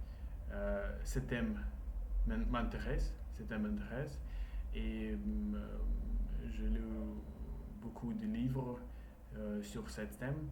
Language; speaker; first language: French; non-native, learner; Russian